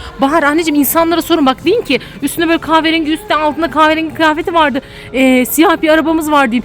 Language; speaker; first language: Turkish; native; Turkish